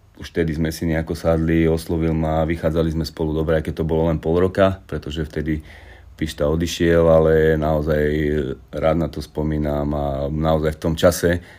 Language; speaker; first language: Slovak; native; Slovak